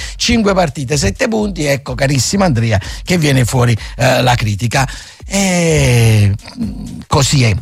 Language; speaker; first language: Italian; native; Italian